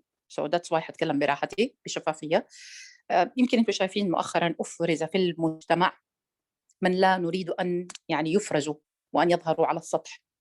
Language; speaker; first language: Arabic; native; Arabic